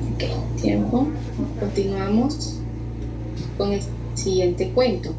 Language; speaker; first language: Spanish; native; Spanish